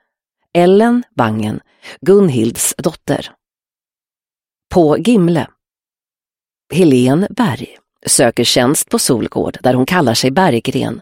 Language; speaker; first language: Swedish; native; Swedish